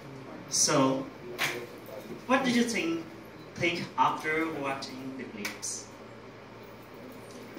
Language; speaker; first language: English; non-native, learner; Vietnamese